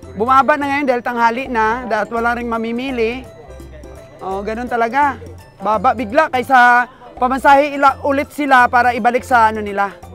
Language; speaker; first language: Filipino; non-native, local second language; Aklanon